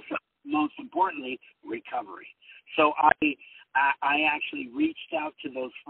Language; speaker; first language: English; early bilingual, other home language; Spanish